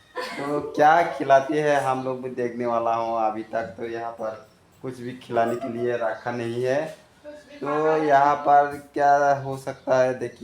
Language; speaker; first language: Hindi; non-native, local second language; Kok Borok